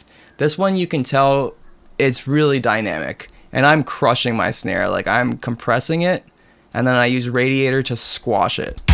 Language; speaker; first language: English; native; English